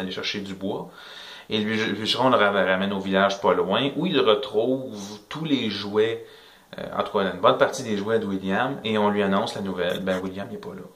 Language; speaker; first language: French; native; French